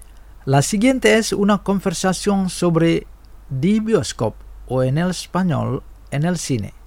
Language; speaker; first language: Spanish; non-native, fluent; Indonesian